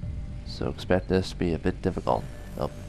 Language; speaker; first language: English; native; English